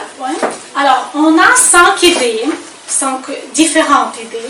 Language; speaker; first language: French; non-native, fluent; Ukrainian